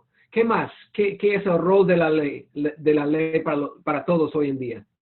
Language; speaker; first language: Spanish; non-native, fluent; English